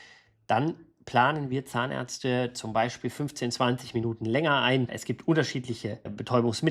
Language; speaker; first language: German; native; German